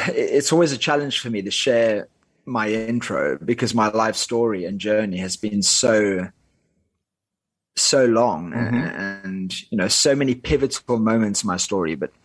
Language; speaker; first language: English; non-native, local second language; Afrikaans